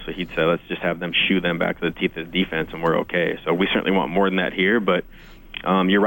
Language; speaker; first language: English; native; English